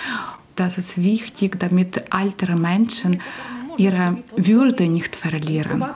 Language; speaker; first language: German; non-native, learner; Ukrainian